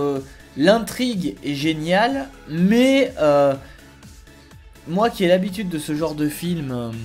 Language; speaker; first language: French; native; French